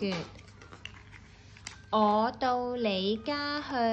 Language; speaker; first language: Chinese; non-native, local second language; Cantonese